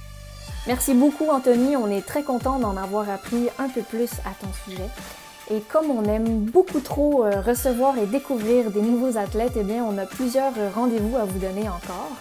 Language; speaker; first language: French; native; French